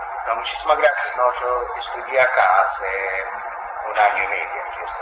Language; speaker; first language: Spanish; non-native, fluent; Azerbaijani